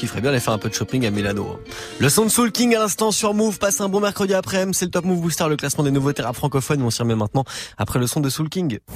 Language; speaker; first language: French; native; French